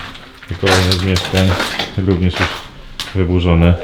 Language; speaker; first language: Polish; native; Polish